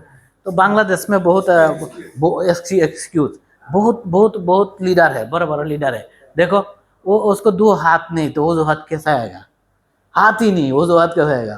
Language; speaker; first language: Hindi; non-native, learner; Bangla